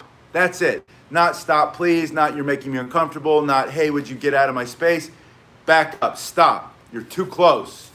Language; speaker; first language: English; native; English